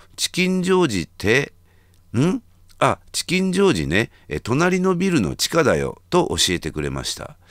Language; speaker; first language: Japanese; native; Japanese